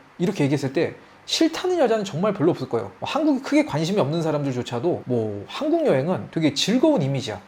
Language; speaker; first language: Korean; native; Korean